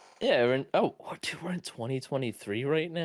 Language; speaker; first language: English; native; English